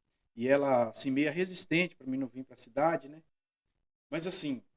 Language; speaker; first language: Portuguese; native; Portuguese